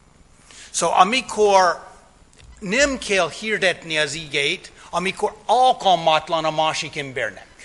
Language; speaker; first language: Hungarian; non-native, fluent; English